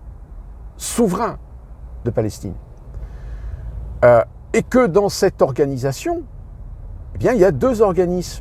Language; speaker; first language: French; native; French